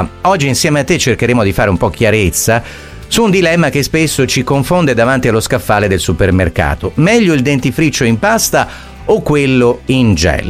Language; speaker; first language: Italian; native; Italian